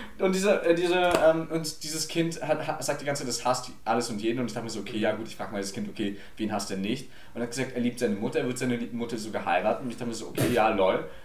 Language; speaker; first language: German; early bilingual, other home language; Polish